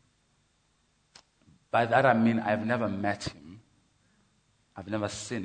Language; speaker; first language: English; non-native, local second language; Xhosa